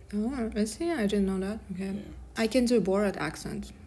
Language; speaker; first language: English; non-native, fluent; Kazakh